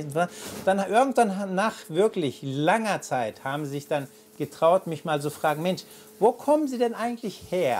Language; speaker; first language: German; native; German